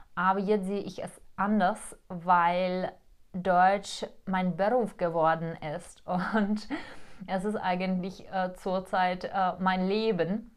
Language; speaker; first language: German; non-native, fluent; Czech